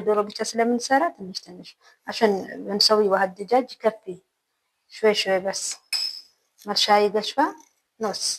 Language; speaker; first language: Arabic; non-native, learner; Amharic